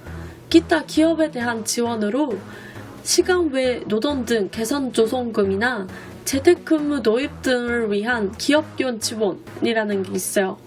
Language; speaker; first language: Korean; non-native, fluent; Japanese